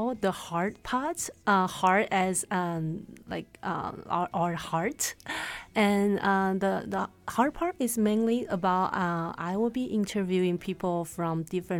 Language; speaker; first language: English; non-native, fluent; Chinese